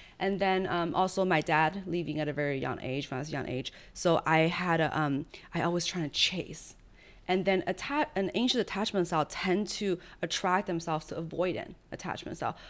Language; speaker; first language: English; early bilingual, other home language; Chinese